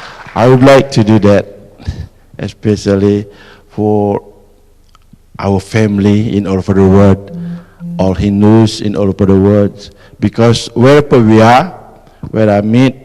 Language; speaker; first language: English; non-native, fluent; Indonesian